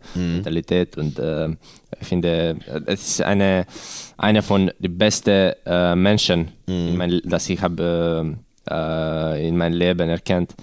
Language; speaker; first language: German; non-native, learner; Croatian